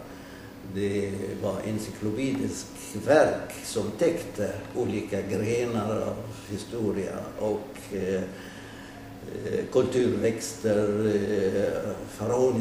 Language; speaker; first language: Swedish; non-native, fluent; Arabic